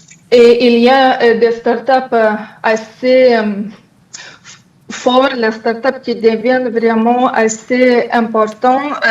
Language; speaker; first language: French; non-native, fluent; Lithuanian